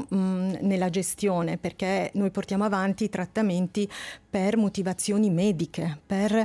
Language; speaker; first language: Italian; native; Italian